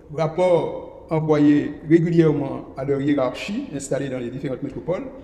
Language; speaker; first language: French; native; French